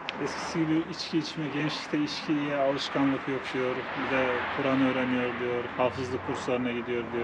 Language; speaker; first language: Turkish; non-native, learner; Kazakh